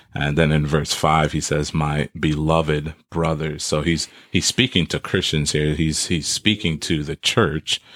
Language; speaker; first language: English; native; English